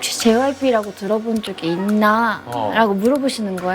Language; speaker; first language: Korean; non-native, fluent; Japanese